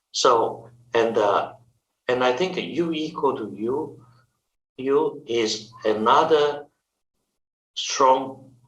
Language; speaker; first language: English; non-native, fluent; Chinese